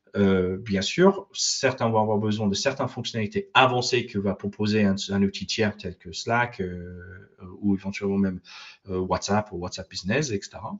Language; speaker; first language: French; non-native, fluent; English